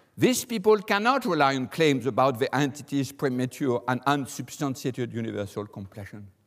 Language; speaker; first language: English; non-native, fluent; French